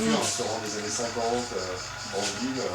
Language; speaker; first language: French; native; French